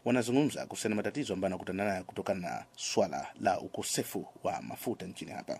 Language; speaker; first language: Swahili; non-native, fluent; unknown